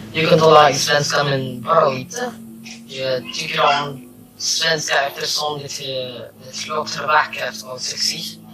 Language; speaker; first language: Swedish; non-native, learner; Filipino